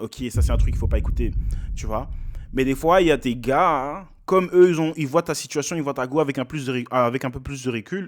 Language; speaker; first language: French; native; French